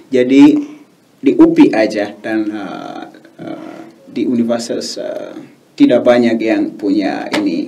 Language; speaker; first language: Malay; non-native, learner; Swahili